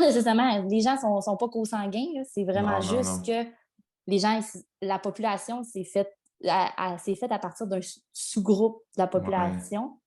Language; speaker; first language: French; native; French